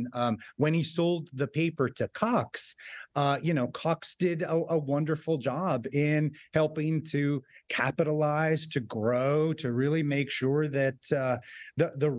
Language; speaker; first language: English; native; English